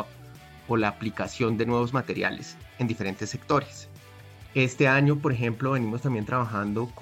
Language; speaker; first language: Spanish; native; Spanish